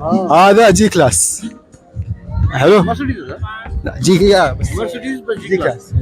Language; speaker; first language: Arabic; non-native, learner; Urdu